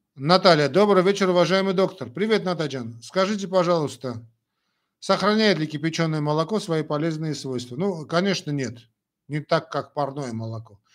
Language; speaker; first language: Russian; non-native, local second language; Armenian